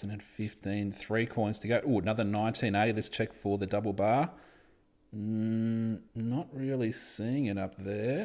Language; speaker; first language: English; native; English